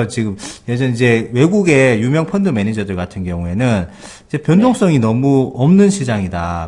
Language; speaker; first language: Korean; native; Korean